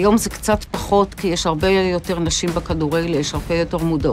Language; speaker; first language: Hebrew; native; Hebrew